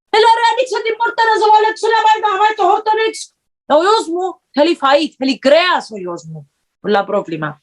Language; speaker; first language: Greek; early bilingual, heritage; Greek